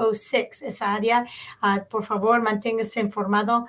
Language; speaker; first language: Spanish; early bilingual, heritage; Spanish